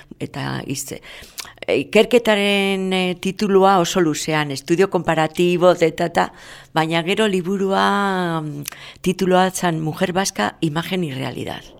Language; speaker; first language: Basque; non-native, local second language; Spanish